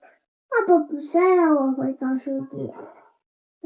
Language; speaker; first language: Chinese; early bilingual, heritage; Chinese